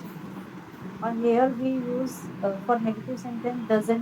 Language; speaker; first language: English; non-native, learner; Hindi